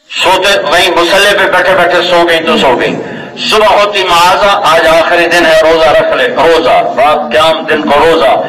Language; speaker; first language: Urdu; non-native, local second language; Punjabi